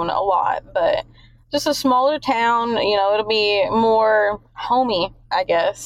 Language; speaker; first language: English; native; English